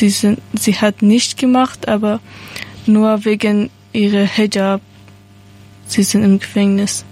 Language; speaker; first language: German; non-native, learner; Persian